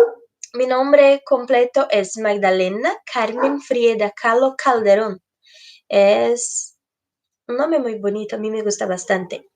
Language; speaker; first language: Spanish; non-native, fluent; Portuguese